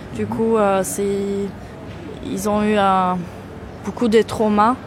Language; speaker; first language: French; non-native, fluent; Swedish